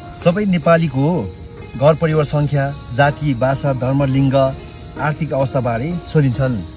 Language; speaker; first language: Nepali; non-native, local second language; Sherpa